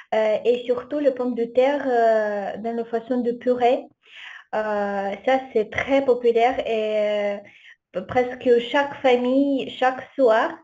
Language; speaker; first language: French; non-native, fluent; Ukrainian